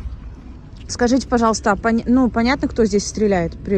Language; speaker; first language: Russian; native; Russian